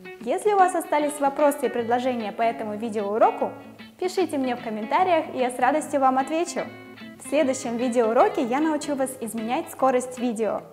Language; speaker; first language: Russian; native; Russian